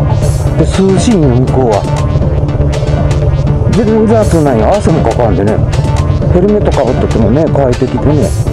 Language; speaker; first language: Japanese; native; Japanese